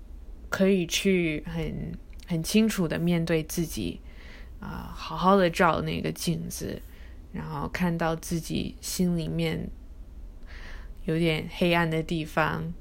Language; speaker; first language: Chinese; early bilingual, heritage; Chinese